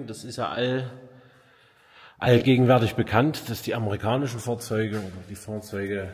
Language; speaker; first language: German; native; German